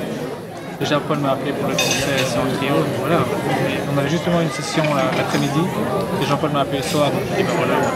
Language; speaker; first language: French; native; French